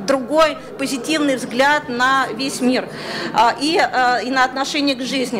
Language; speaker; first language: Russian; native; Russian